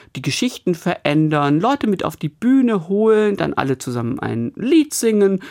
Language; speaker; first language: German; native; German